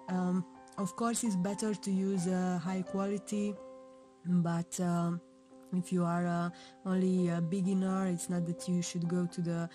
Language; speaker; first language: English; non-native, fluent; Hungarian